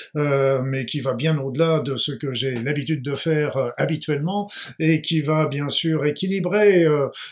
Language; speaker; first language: French; native; French